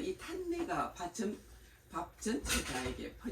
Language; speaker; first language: Korean; native; Korean